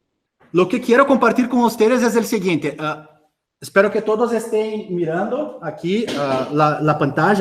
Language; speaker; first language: Spanish; non-native, fluent; Portuguese